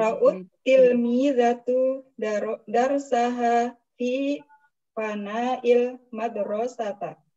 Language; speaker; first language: Arabic; non-native, learner; Indonesian